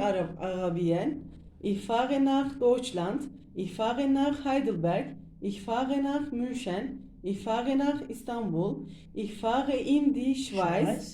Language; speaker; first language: German; non-native, learner; Turkish